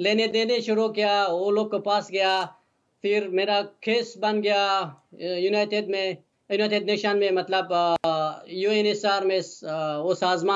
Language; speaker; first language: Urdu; non-native, learner; Persian